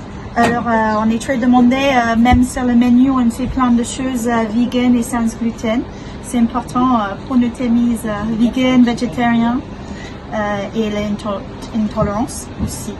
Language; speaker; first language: French; non-native, learner; English